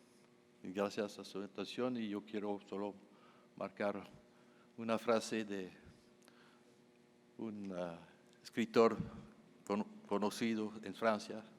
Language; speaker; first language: Spanish; non-native, fluent; French